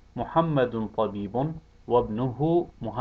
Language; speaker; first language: Arabic; non-native, fluent; English